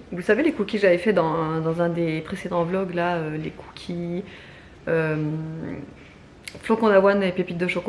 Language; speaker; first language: French; native; French